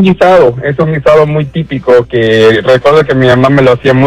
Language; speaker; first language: Spanish; native; Spanish